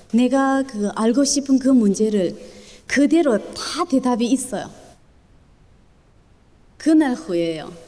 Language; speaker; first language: Korean; early bilingual, other home language; Chinese